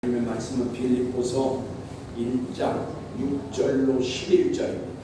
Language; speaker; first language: Korean; native; Korean